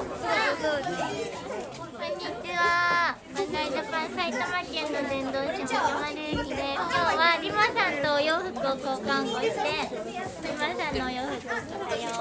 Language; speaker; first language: Japanese; native; Japanese